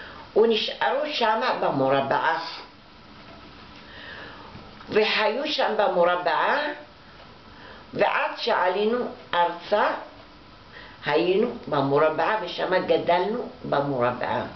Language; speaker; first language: Hebrew; non-native, fluent; Arabic